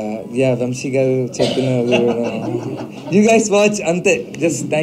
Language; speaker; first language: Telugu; non-native, learner; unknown